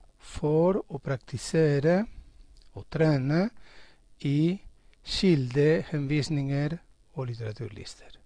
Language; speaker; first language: Norwegian; non-native, fluent; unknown